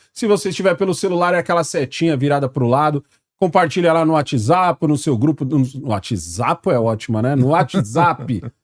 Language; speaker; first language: Portuguese; native; Portuguese